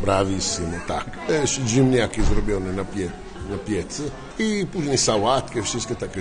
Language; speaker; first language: Polish; non-native, learner; Italian